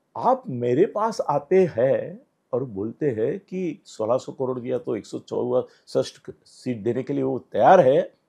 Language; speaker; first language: Hindi; non-native, local second language; Marathi